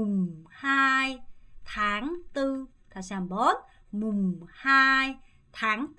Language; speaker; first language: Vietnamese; non-native, fluent; Korean